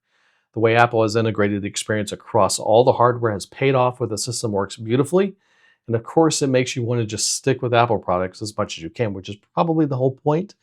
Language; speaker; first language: English; native; English